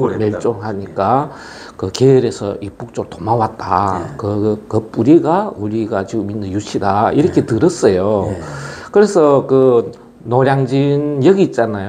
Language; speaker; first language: Korean; early bilingual, other home language; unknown